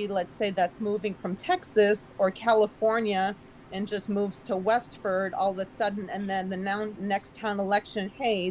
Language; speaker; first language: English; native; English